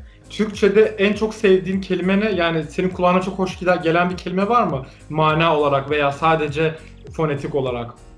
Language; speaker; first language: Turkish; native; Turkish